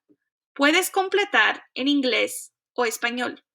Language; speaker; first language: Spanish; early bilingual, heritage; Spanish